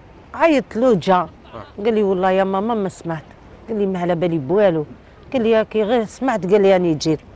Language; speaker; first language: Arabic; native; Arabic